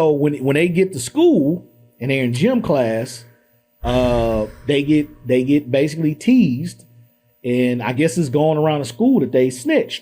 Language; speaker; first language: English; native; English